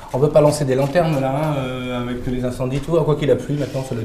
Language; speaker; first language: French; native; French